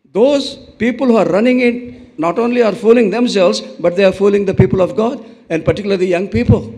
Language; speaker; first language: English; non-native, local second language; Telugu